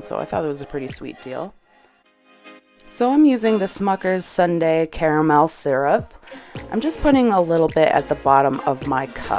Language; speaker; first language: English; native; English